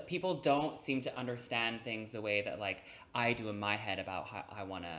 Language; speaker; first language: English; native; English